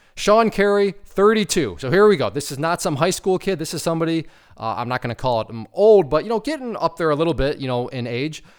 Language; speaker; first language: English; native; English